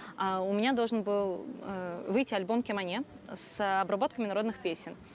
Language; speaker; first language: Russian; non-native, local second language; Crimean Tatar